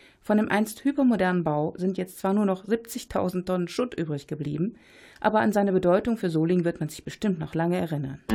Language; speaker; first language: German; native; German